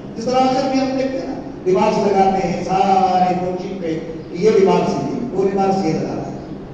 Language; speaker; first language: Urdu; non-native, local second language; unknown